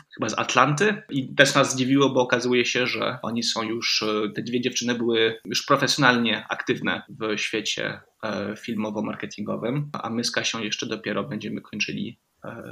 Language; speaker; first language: Polish; early bilingual, heritage; Polish